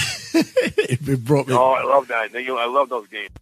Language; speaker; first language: English; native; English